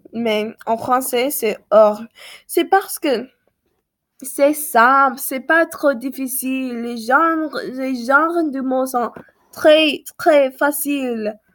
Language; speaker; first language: French; non-native, learner; English